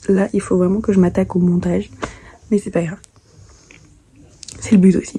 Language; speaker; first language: French; native; French